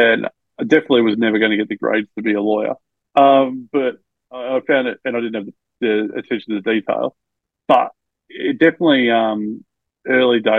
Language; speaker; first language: English; native; English